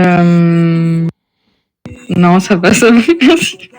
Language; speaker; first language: French; native; French